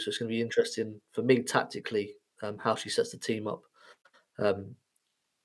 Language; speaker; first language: English; native; English